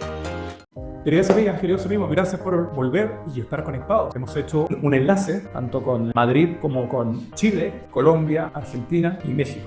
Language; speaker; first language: Spanish; native; Spanish